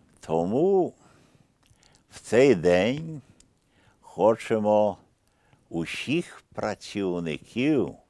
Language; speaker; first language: Ukrainian; early bilingual, heritage; Ukrainian